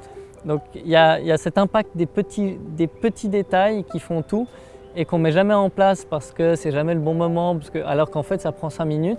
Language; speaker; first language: French; native; French